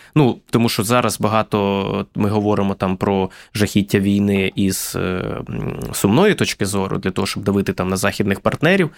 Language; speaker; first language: Ukrainian; native; Ukrainian